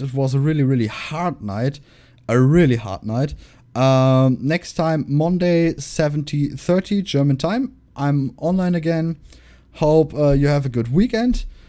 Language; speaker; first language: English; non-native, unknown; German